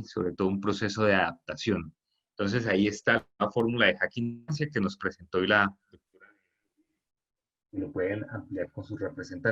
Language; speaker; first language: Spanish; native; Spanish